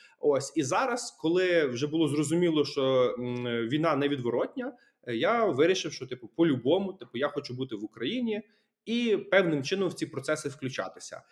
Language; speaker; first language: Ukrainian; native; Ukrainian